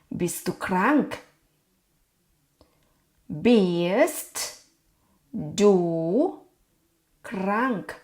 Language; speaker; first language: German; non-native, fluent; Thai